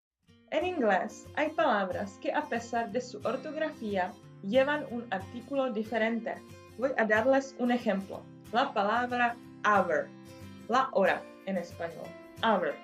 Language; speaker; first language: Spanish; non-native, fluent; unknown